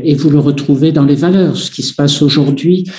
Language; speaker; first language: French; native; French